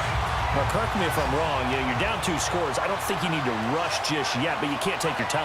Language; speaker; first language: English; native; English